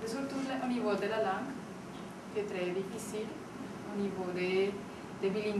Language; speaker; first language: French; non-native, learner; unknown